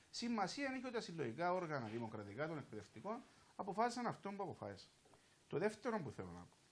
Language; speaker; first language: Greek; native; Greek